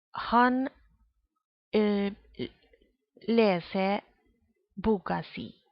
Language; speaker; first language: Norwegian; non-native, fluent; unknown